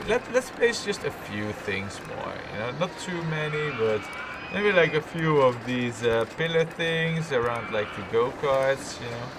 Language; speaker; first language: English; non-native, fluent; Dutch